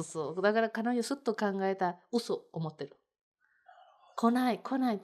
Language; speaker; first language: Japanese; non-native, learner; Spanish